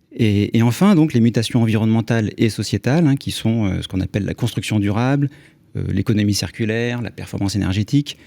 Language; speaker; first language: French; native; French